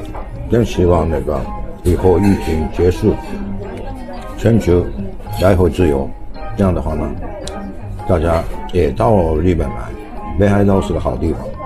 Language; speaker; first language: Chinese; non-native, fluent; Japanese